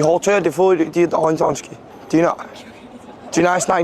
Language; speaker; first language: Danish; non-native, learner; Icelandic